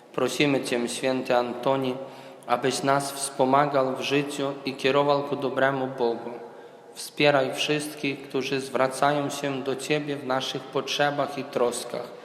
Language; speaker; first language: Polish; early bilingual, heritage; Polish